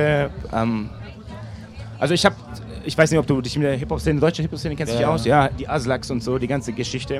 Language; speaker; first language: German; native; German